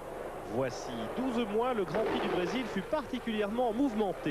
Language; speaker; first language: French; native; French